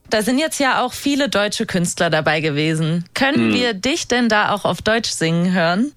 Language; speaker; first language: German; native; German